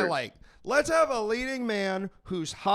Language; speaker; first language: English; native; English